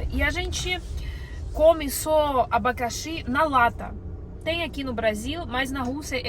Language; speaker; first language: Portuguese; non-native, learner; Russian